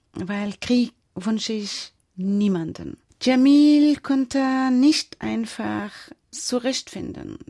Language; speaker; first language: German; non-native, fluent; Persian